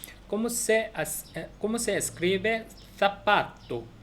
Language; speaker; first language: Spanish; non-native, learner; Korean